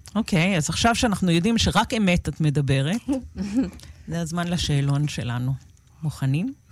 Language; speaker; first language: Hebrew; native; Hebrew